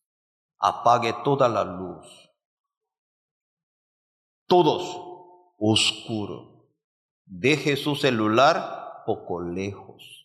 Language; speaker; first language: Spanish; non-native, fluent; Korean